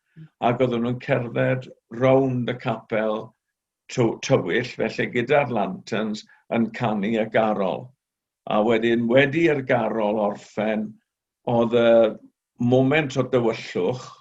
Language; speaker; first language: Welsh; native; Welsh